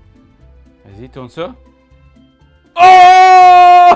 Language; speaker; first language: French; native; French